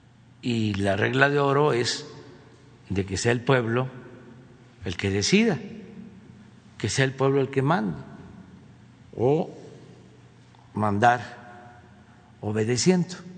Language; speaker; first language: Spanish; native; Spanish